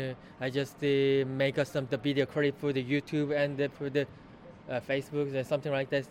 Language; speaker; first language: English; non-native, learner; Korean